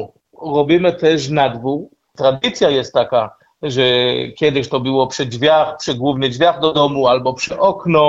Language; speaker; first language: Polish; non-native, learner; Hebrew